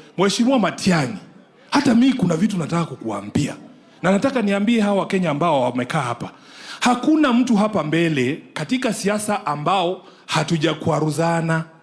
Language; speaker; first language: Swahili; non-native, local second language; Luyia